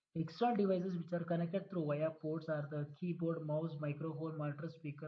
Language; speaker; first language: English; non-native, local second language; Kannada